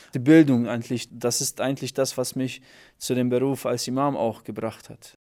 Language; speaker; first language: German; early bilingual, other home language; Bosnian